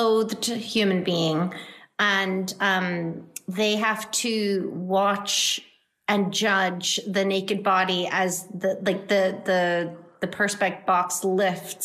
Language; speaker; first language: English; native; English